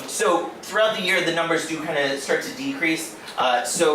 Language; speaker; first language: English; native; English